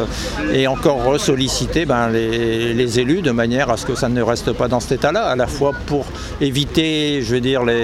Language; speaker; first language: French; native; French